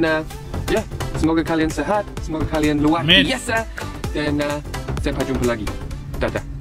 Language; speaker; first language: Indonesian; non-native, learner; English